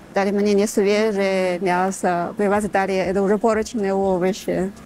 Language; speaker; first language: Russian; non-native, fluent; Chinese